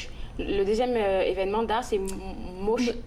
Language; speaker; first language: French; native; French